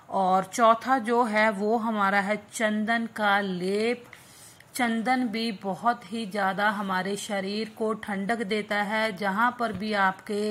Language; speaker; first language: Hindi; non-native, local second language; Punjabi